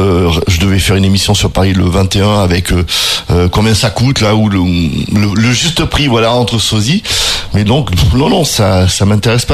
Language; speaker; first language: French; native; French